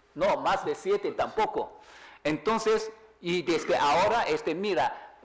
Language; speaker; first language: Spanish; non-native, fluent; Chinese